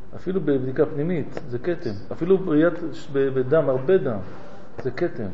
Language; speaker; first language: Hebrew; non-native, fluent; French